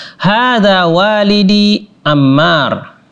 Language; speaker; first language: Arabic; non-native, fluent; Indonesian